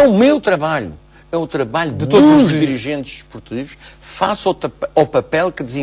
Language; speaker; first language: Portuguese; native; Portuguese